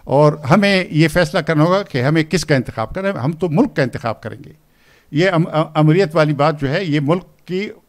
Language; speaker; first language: Urdu; non-native, local second language; Pashto